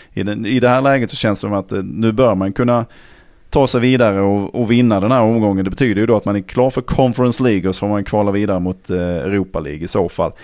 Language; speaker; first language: Swedish; native; Swedish